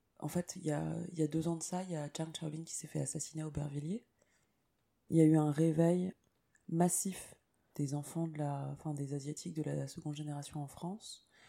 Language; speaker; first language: French; native; French